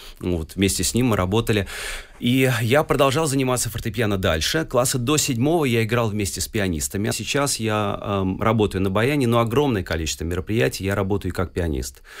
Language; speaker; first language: Russian; native; Russian